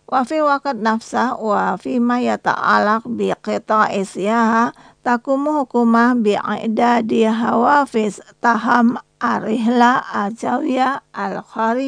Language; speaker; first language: Arabic; non-native, fluent; Indonesian